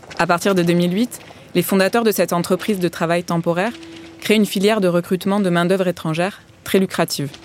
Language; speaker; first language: French; native; French